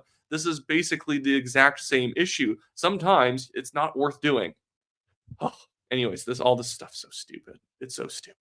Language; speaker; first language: English; native; English